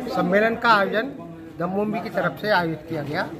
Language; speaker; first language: Hindi; native; Hindi